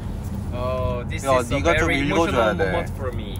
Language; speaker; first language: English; non-native, learner; Korean